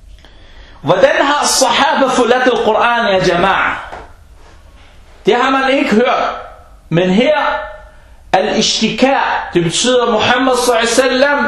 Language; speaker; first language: Danish; early bilingual, other home language; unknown